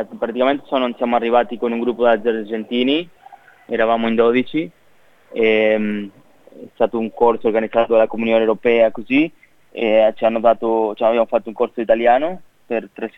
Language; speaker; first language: Italian; non-native, fluent; Spanish